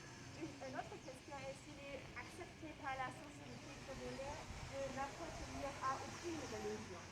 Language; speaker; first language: French; non-native, fluent; German